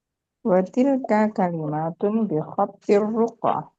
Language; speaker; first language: Arabic; non-native, learner; Indonesian